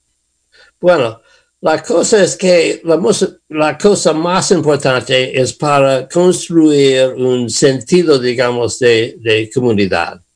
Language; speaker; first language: Spanish; non-native, learner; English